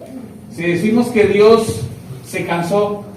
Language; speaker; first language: Spanish; native; Spanish